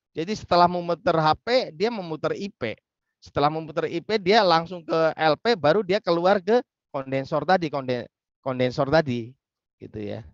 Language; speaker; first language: Indonesian; native; Indonesian